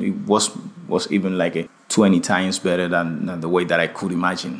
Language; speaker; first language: English; non-native, fluent; Spanish